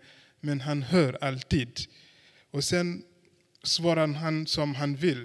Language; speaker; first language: Swedish; non-native, fluent; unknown